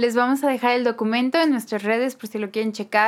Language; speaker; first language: Spanish; native; Spanish